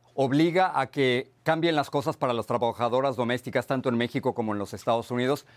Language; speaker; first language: Spanish; native; Spanish